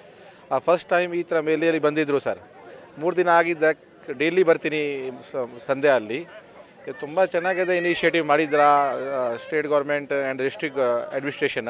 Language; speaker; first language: Kannada; non-native, learner; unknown